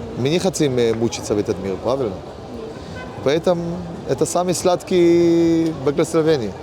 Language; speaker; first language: Russian; early bilingual, heritage; Hebrew